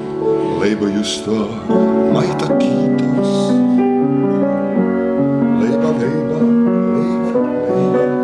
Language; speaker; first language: Finnish; non-native, learner; Serbian